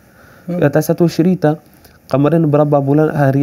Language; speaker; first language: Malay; non-native, fluent; Arabic